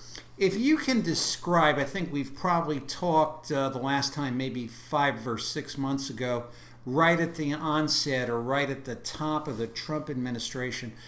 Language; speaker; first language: English; native; English